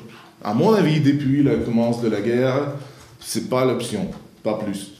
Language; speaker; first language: French; non-native, fluent; Ukrainian